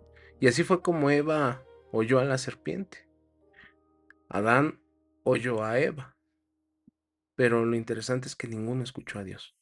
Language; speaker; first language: Spanish; native; Spanish